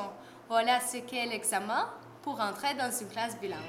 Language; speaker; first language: French; non-native, fluent; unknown